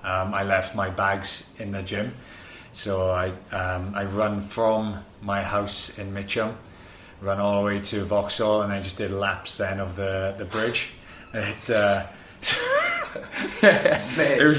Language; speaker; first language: English; native; English